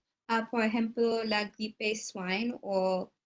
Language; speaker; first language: Spanish; non-native, learner; English